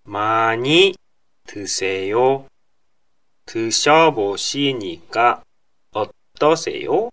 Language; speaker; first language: Korean; non-native, fluent; Japanese